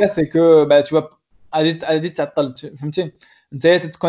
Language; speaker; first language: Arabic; native; Arabic